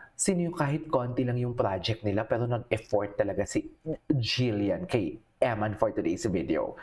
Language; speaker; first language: Filipino; native; Filipino